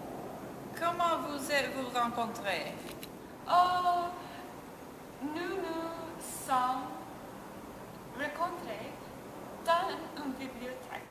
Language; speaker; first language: French; non-native, learner; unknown